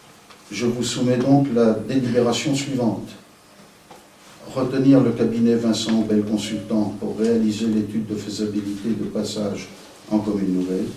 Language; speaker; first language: French; native; French